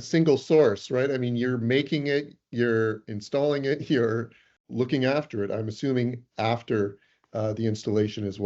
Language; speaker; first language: English; native; English